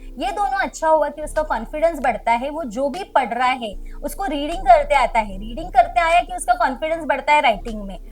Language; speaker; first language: Hindi; non-native, local second language; Marwari